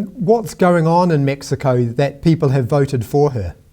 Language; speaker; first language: English; native; English